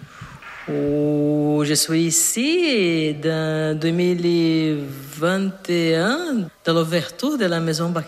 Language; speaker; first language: French; non-native, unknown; Portuguese